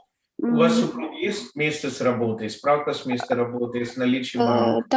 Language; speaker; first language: Russian; non-native, learner; Telugu